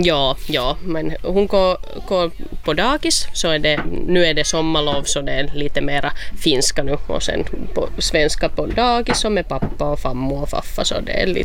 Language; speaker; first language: Swedish; non-native, local second language; Finnish